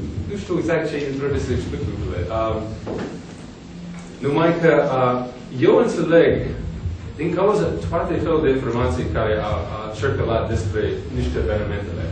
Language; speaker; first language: Romanian; non-native, fluent; English